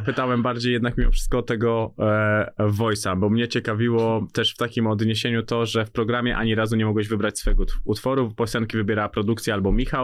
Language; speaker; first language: Polish; native; Polish